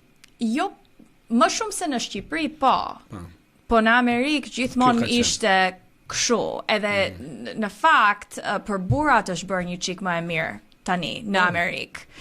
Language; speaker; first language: Albanian; early bilingual, heritage; Albanian